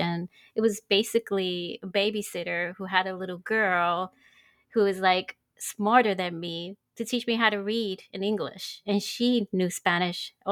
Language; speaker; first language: English; early bilingual, other home language; Spanish